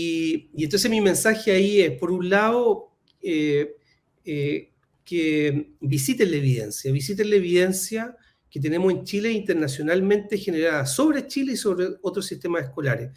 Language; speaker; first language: Spanish; native; Spanish